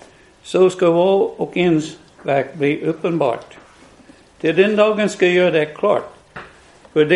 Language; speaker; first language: Swedish; non-native, fluent; English